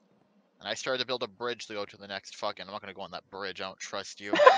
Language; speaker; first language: English; native; English